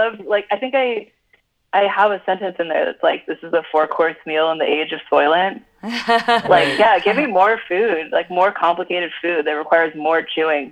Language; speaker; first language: English; native; English